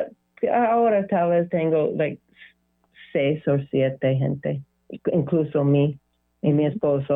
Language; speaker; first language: Spanish; non-native, learner; English